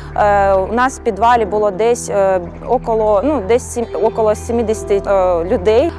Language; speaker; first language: Ukrainian; native; Ukrainian